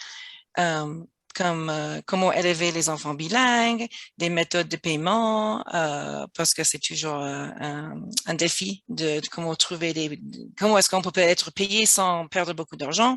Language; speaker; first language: French; non-native, fluent; English